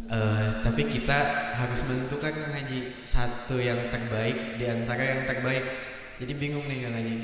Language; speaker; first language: Indonesian; native; Indonesian